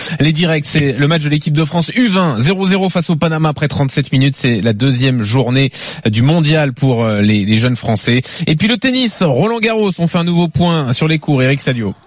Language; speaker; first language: French; native; French